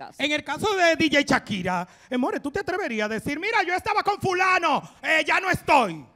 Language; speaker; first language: Spanish; native; Spanish